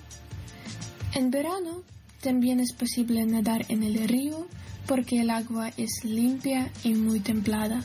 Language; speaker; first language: Spanish; non-native, learner; Ukrainian